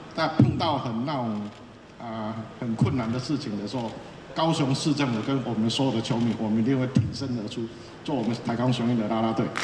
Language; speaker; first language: Chinese; native; Chinese